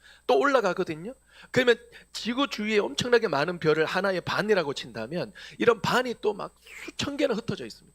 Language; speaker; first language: Korean; native; Korean